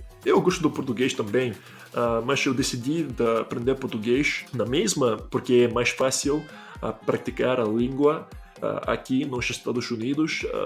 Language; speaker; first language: Portuguese; non-native, learner; English